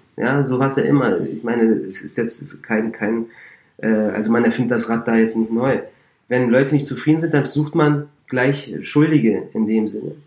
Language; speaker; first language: German; native; German